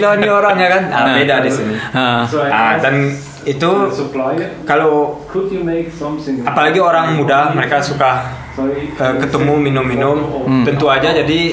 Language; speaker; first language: Indonesian; early bilingual, heritage; German